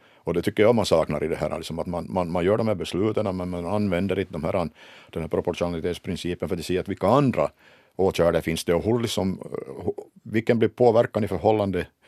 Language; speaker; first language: Swedish; native; Swedish